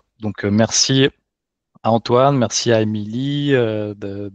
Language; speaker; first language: French; native; French